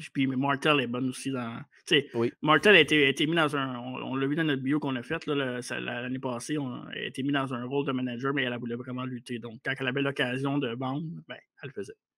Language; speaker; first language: French; native; French